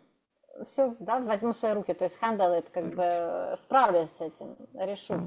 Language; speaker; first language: Russian; native; Russian